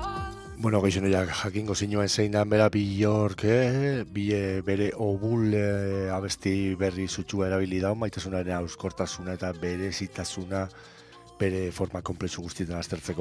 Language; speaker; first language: Basque; native; Basque